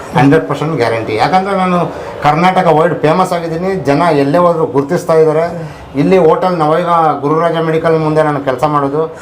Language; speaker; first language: Kannada; native; Kannada